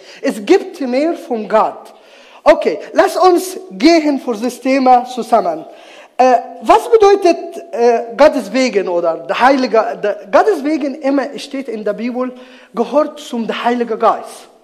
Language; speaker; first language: German; non-native, learner; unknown